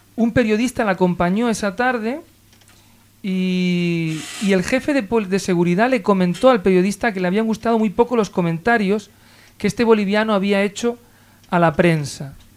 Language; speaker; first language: Spanish; native; Spanish